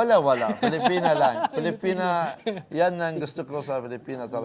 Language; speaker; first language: Filipino; non-native, learner; Arabic